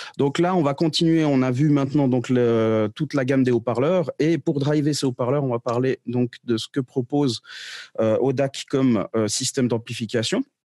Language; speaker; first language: French; native; French